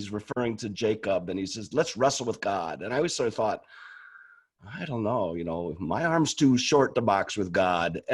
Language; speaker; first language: English; native; English